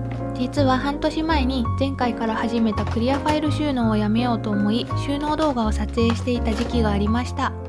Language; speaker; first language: Japanese; native; Japanese